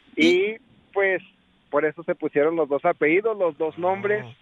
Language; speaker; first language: Spanish; native; Spanish